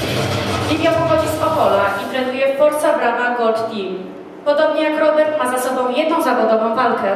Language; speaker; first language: Polish; native; Polish